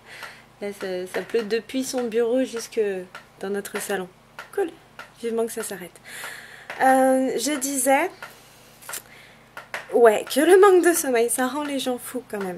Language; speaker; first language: French; native; French